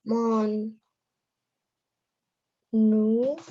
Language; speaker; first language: French; non-native, learner; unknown